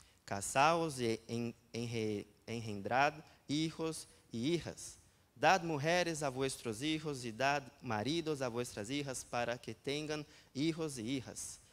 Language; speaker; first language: Spanish; non-native, fluent; Portuguese